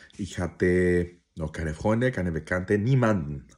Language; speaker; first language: German; non-native, fluent; Spanish